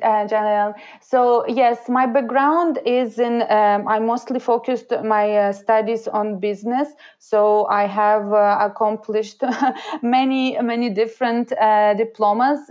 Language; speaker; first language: English; non-native, fluent; Ukrainian